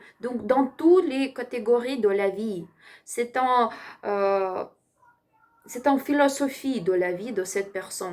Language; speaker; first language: French; non-native, learner; Ukrainian